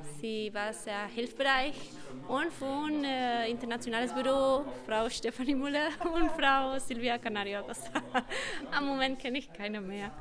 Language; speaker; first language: German; non-native, learner; Spanish